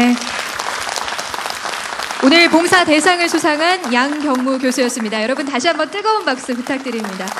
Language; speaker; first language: Korean; native; Korean